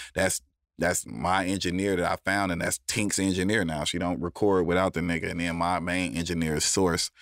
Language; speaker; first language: English; native; English